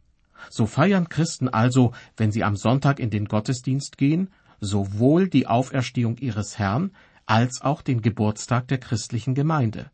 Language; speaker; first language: German; native; German